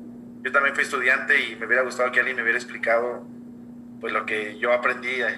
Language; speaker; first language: Spanish; native; Spanish